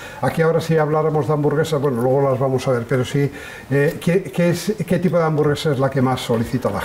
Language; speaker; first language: Spanish; native; Spanish